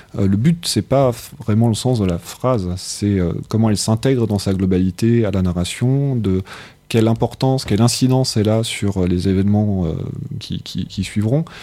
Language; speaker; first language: French; native; French